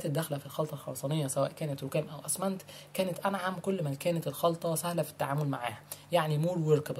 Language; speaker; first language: Arabic; native; Arabic